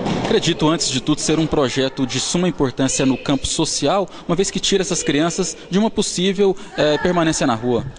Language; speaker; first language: Portuguese; native; Portuguese